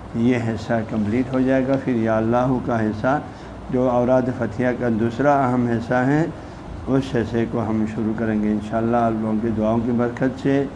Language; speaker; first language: Urdu; non-native, local second language; Balti